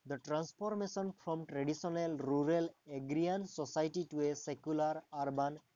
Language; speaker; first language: English; non-native, local second language; Assamese